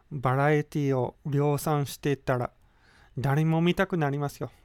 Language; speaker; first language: Japanese; non-native, fluent; English